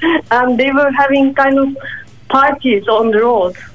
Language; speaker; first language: English; non-native, fluent; Turkish